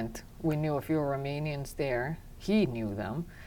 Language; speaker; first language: English; non-native, fluent; Romanian